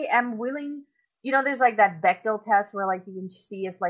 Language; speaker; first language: English; non-native, local second language; Urdu